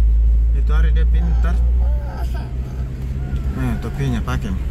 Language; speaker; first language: Indonesian; native; Indonesian